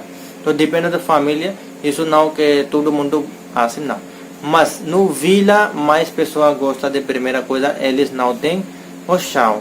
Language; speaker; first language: Portuguese; non-native, learner; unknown